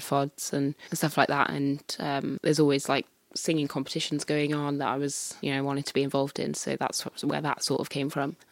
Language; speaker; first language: English; native; English